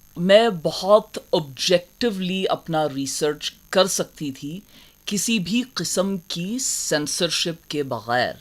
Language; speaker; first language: Urdu; non-native, local second language; Kashmiri